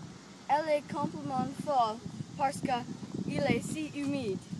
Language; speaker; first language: French; non-native, learner; English